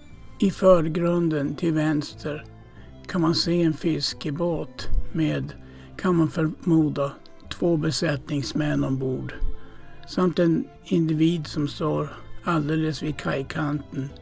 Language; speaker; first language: Swedish; native; Swedish